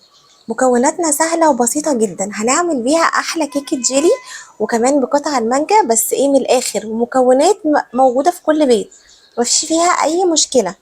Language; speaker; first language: Arabic; native; Arabic